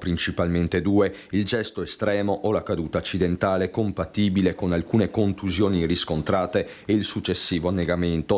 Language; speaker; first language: Italian; native; Italian